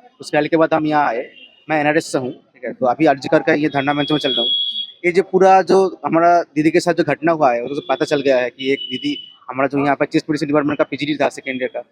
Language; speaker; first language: Hindi; non-native, local second language; Bangla